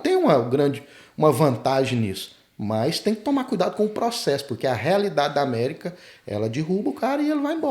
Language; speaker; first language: Portuguese; native; Portuguese